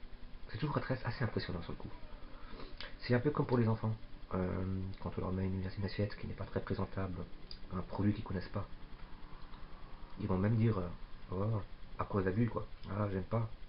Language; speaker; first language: French; native; French